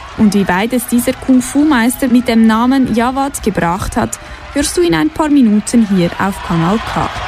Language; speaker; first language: German; native; German